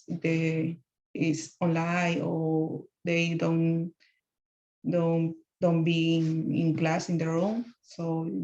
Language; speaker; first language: English; non-native, learner; Spanish